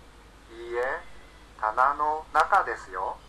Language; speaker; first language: Japanese; non-native, learner; Indonesian